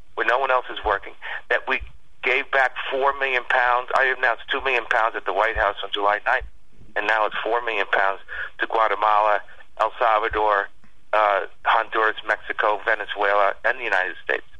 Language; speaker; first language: English; early bilingual, other home language; Spanish